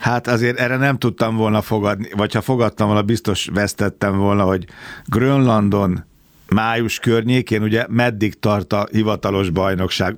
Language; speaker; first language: Hungarian; native; Hungarian